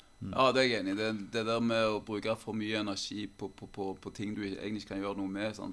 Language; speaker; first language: Norwegian; native; Norwegian